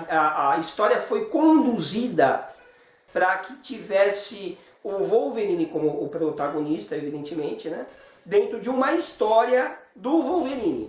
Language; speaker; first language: Portuguese; native; Portuguese